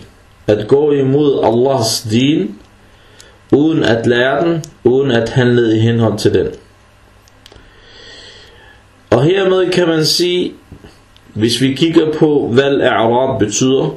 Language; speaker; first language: Danish; early bilingual, other home language; Arabic